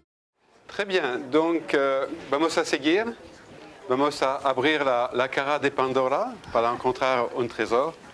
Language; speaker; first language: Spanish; non-native, fluent; French